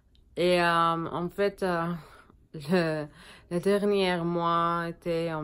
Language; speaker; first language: French; non-native, learner; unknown